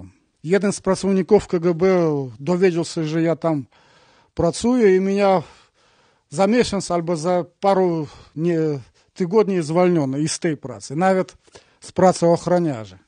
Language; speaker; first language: Polish; non-native, learner; Russian